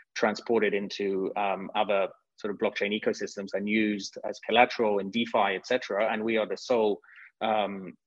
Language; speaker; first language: English; non-native, fluent; French